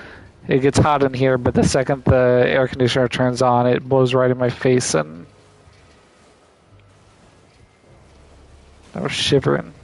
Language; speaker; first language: English; native; English